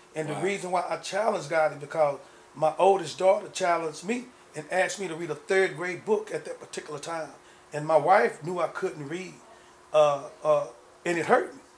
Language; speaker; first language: English; native; English